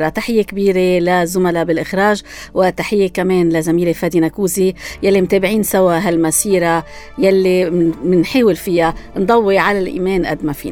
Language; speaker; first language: Arabic; native; Arabic